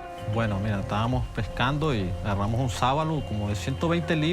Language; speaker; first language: Spanish; native; Spanish